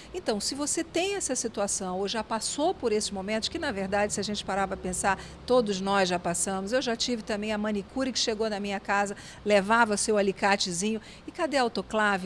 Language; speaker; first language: Portuguese; native; Portuguese